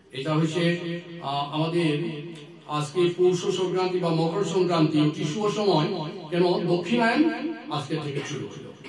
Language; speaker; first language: Bangla; non-native, learner; Assamese